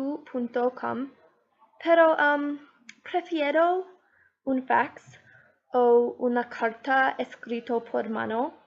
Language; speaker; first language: Spanish; non-native, learner; English